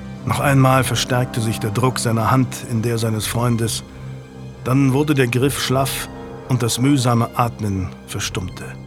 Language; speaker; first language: German; native; German